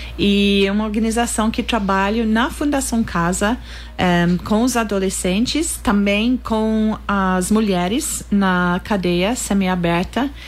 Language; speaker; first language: Portuguese; non-native, fluent; English